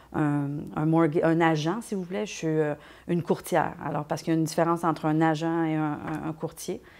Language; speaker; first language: French; native; French